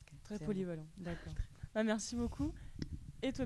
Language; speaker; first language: French; native; French